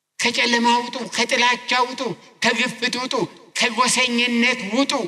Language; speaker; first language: Amharic; non-native, local second language; Oromo